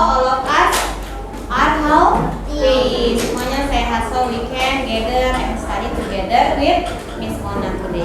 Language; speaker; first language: English; non-native, fluent; Indonesian